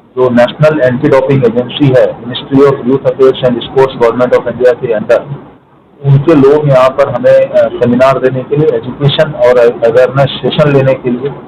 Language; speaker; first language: Hindi; native; Hindi